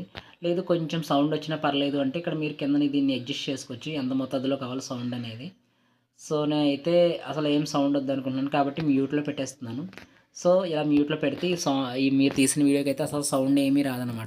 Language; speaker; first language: Telugu; native; Telugu